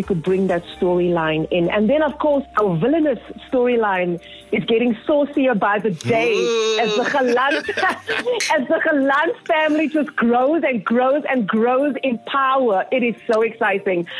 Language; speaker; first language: English; native; English